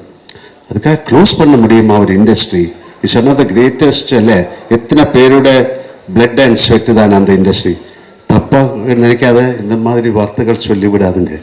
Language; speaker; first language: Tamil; non-native, local second language; Malayalam